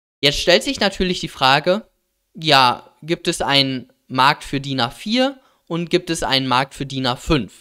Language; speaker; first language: German; native; German